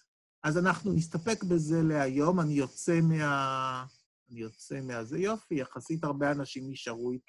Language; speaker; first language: Hebrew; native; Hebrew